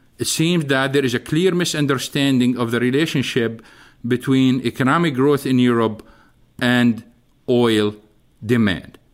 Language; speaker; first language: English; non-native, fluent; Arabic